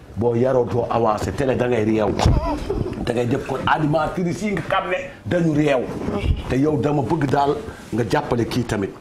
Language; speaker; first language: Wolof; native; Wolof